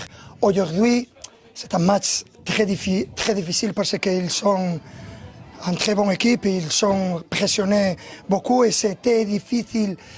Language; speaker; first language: French; non-native, learner; Spanish